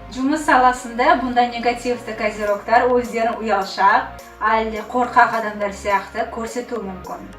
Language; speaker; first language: Kazakh; non-native, local second language; Russian